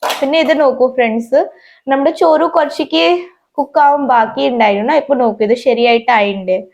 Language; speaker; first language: Malayalam; non-native, fluent; Hindi